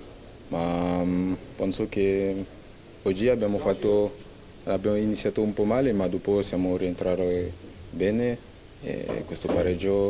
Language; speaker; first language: Italian; non-native, fluent; French